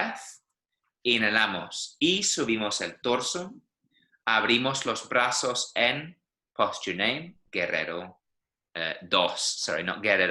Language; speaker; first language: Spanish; non-native, fluent; English